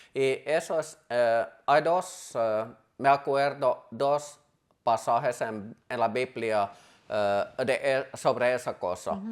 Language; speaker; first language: Spanish; non-native, fluent; Finnish